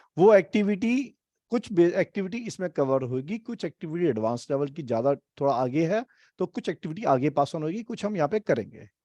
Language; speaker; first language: Hindi; native; Hindi